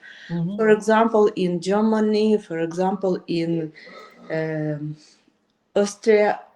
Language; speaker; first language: English; non-native, learner; Ukrainian